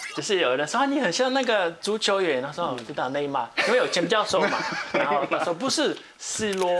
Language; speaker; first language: Chinese; non-native, fluent; Portuguese